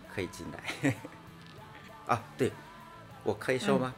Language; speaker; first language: Chinese; non-native, fluent; Japanese